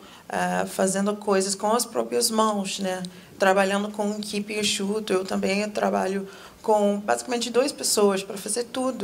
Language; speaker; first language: Portuguese; non-native, fluent; English